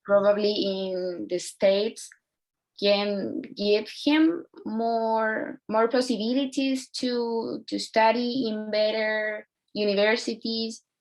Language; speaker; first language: English; non-native, learner; Spanish